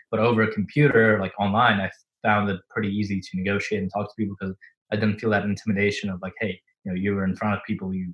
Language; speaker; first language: English; non-native, fluent; Russian